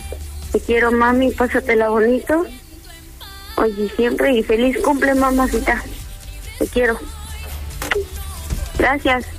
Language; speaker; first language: Spanish; native; Spanish